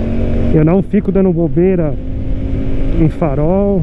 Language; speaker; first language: Portuguese; native; Portuguese